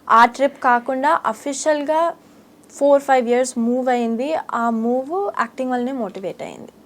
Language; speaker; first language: Telugu; early bilingual, heritage; Telugu